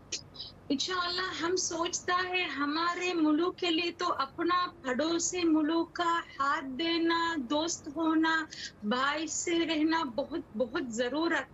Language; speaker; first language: Hindi; non-native, learner; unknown